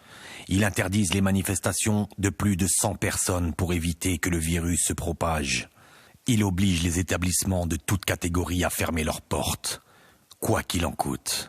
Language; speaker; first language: French; native; French